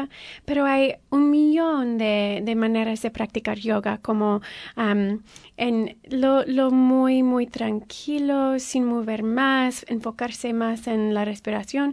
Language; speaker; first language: Spanish; early bilingual, heritage; Spanish